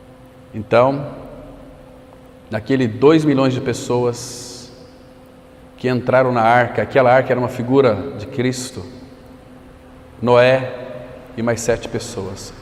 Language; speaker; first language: Portuguese; native; Portuguese